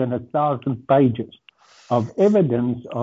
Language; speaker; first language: English; non-native, local second language; Afrikaans